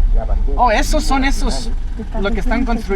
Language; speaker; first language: Spanish; early bilingual, heritage; English